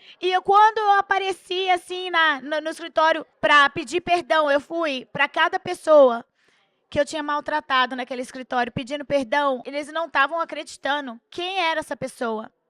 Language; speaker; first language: Portuguese; early bilingual, heritage; Portuguese